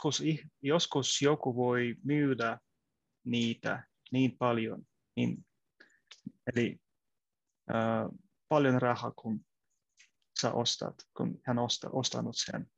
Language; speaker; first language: Finnish; non-native, learner; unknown